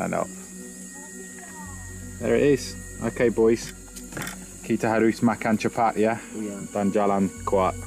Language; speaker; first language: Indonesian; non-native, learner; English